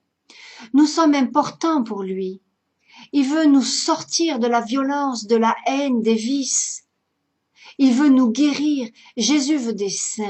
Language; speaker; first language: French; native; French